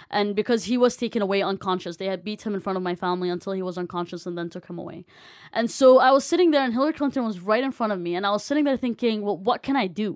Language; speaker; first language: English; non-native, fluent; Arabic